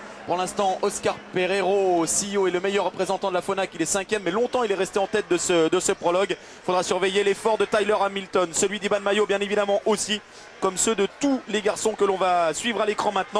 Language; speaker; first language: French; native; French